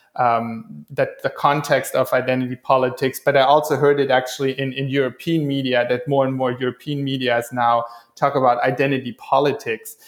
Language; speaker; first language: English; non-native, fluent; German